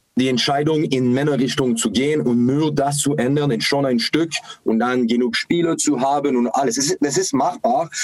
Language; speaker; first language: German; non-native, fluent; English